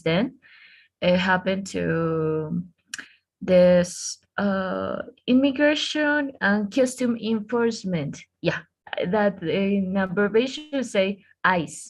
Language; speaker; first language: English; non-native, learner; Spanish